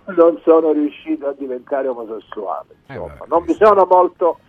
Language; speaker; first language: Italian; non-native, local second language; Sicilian